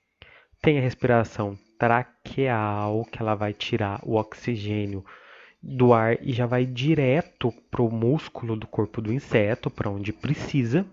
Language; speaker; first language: Portuguese; native; Portuguese